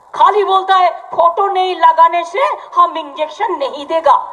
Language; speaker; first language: Hindi; non-native, local second language; Bangla